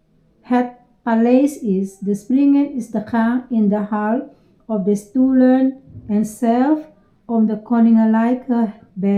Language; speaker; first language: Dutch; non-native, learner; Iloko